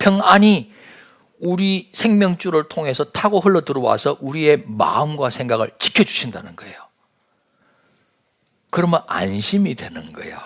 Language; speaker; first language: Korean; native; Korean